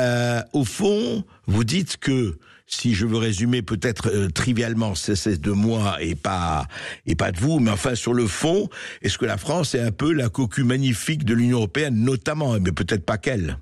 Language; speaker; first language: French; native; French